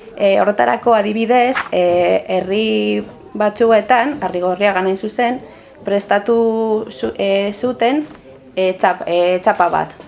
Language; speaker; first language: Basque; non-native, local second language; Spanish